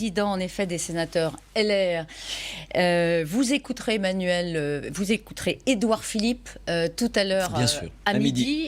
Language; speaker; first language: French; native; French